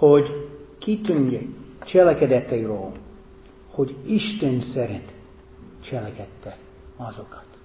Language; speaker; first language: Hungarian; non-native, fluent; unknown